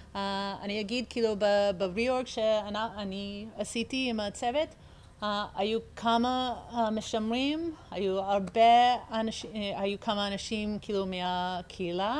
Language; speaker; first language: Hebrew; early bilingual, heritage; English